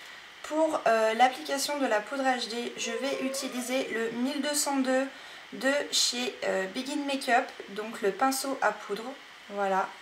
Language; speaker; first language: French; native; French